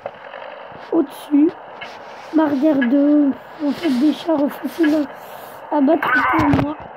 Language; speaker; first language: French; native; French